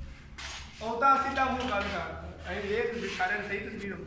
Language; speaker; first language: Urdu; non-native, local second language; Punjabi